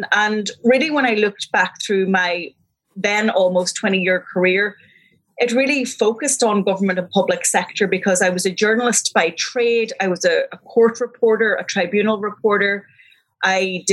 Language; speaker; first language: English; native; English